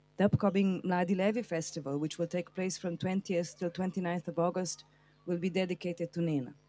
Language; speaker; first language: English; non-native, fluent; Slovenian